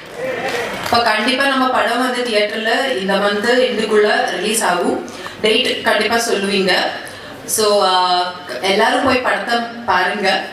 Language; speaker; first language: Tamil; non-native, learner; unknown